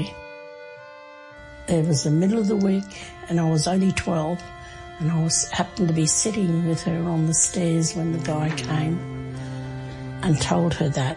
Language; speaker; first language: English; native; English